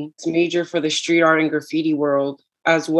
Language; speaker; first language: English; early bilingual, other home language; Spanish